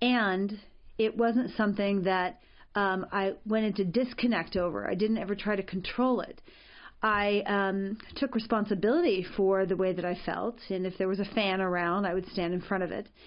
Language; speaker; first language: English; native; English